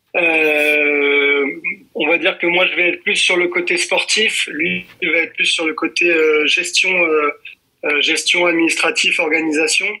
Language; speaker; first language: French; native; French